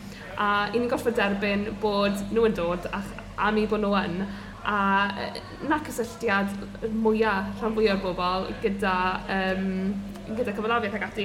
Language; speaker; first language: Welsh; native; Welsh